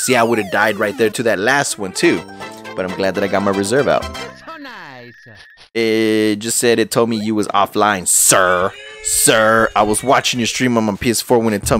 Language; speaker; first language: English; early bilingual, other home language; Spanish